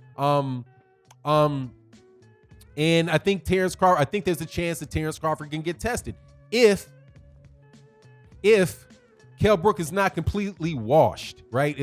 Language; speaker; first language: English; native; English